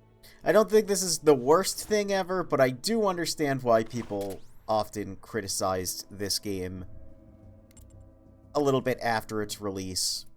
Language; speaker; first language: English; native; English